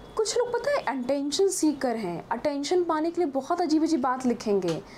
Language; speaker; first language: Hindi; native; Hindi